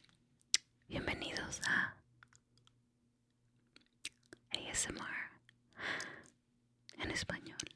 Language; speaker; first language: Spanish; early bilingual, heritage; Spanish